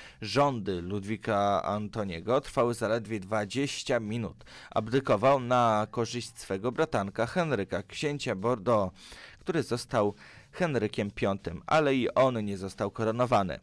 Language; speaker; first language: Polish; native; Polish